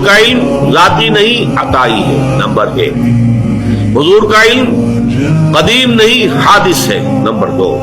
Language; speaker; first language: Urdu; native; Urdu